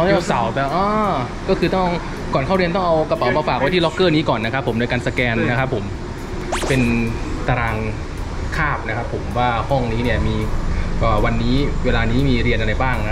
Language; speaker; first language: Thai; native; Thai